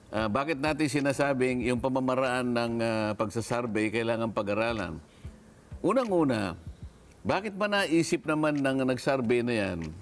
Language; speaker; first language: Filipino; native; Filipino